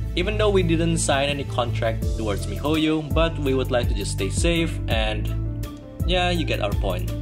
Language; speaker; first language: English; non-native, fluent; Indonesian